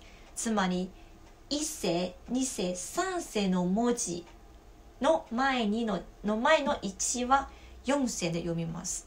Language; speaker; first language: Japanese; non-native, fluent; Chinese